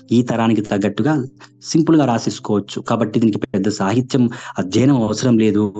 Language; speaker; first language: Telugu; native; Telugu